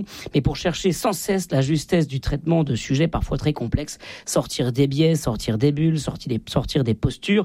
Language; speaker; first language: French; native; French